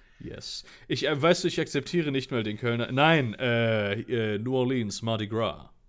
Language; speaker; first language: German; native; German